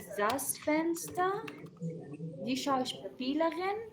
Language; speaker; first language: German; non-native, learner; Urdu